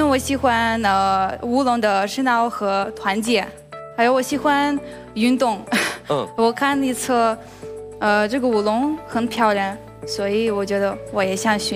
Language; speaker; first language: Chinese; non-native, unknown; Russian